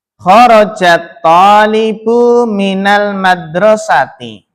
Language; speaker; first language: Arabic; non-native, fluent; Indonesian